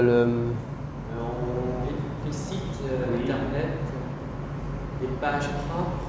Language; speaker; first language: French; non-native, learner; Vietnamese